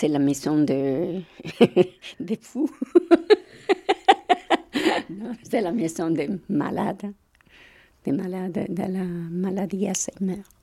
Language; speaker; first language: French; non-native, fluent; Spanish